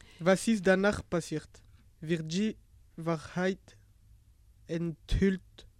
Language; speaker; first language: German; non-native, learner; French